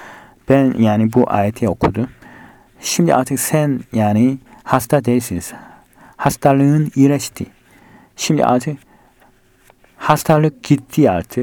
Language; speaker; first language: Turkish; non-native, fluent; Korean